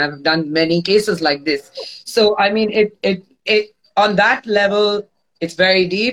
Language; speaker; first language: English; non-native, local second language; Gujarati